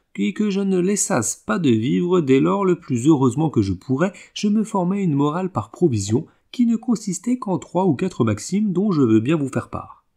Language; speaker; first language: French; native; French